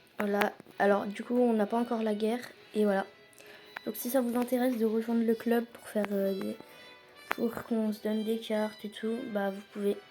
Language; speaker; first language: French; native; French